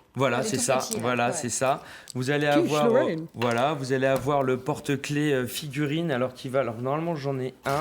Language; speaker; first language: French; native; French